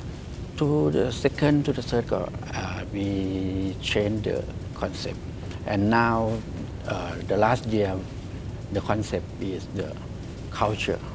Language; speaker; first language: English; non-native, learner; Thai